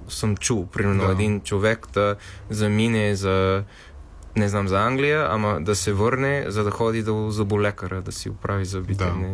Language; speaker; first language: Bulgarian; non-native, fluent; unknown